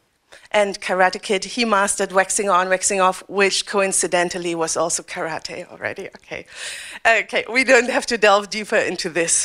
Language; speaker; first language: English; non-native, fluent; German